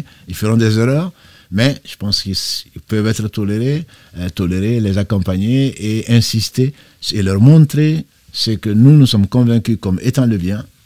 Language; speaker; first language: French; native; French